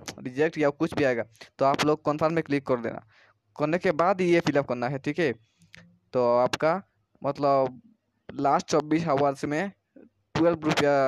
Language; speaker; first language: Hindi; non-native, local second language; Bangla